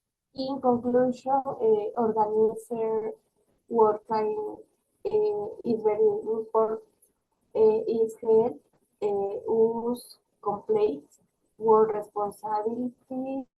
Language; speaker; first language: English; non-native, learner; Spanish